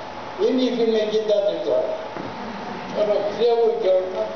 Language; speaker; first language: Greek; early bilingual, other home language; Turkish